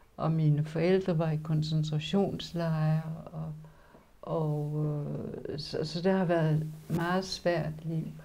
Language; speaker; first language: Danish; early bilingual, other home language; Polish